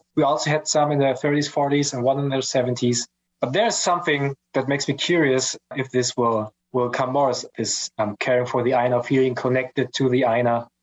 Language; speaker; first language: English; non-native, fluent; German